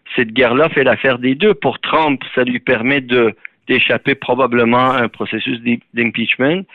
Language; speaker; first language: French; early bilingual, other home language; Persian